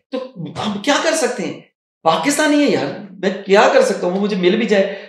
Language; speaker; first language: Urdu; non-native, local second language; Punjabi